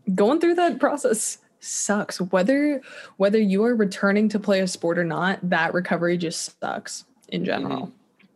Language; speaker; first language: English; native; English